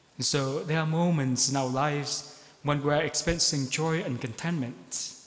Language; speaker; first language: English; non-native, fluent; Vietnamese